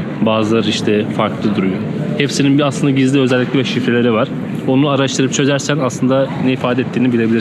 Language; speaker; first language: Turkish; native; Turkish